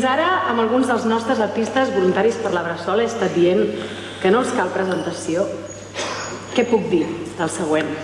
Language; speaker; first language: Catalan; native; Catalan